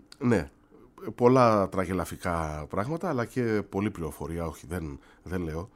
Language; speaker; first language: Greek; native; Greek